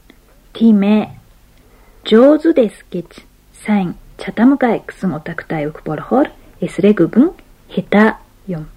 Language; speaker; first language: Mongolian; non-native, fluent; Japanese